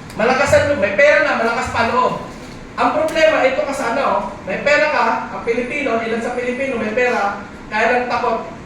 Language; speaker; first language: Filipino; non-native, local second language; Bikol